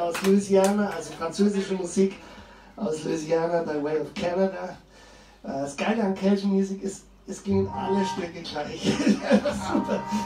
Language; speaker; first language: German; native; German